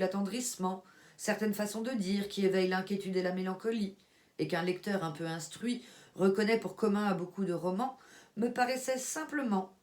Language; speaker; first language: French; native; French